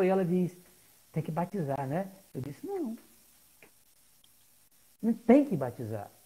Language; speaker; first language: Portuguese; native; Portuguese